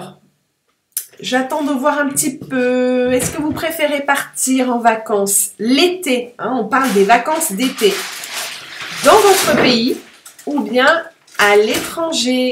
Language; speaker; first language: French; native; French